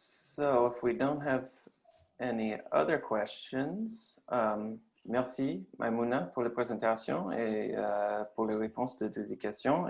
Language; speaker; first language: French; non-native, learner; English